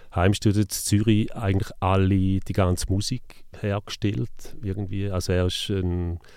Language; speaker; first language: German; native; German